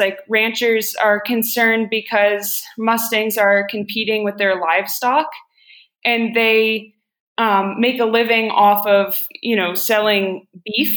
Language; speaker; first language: English; native; English